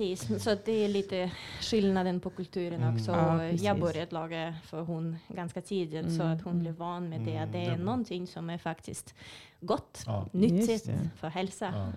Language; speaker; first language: Swedish; non-native, fluent; Russian